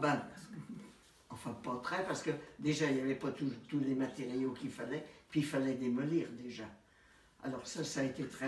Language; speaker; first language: French; native; French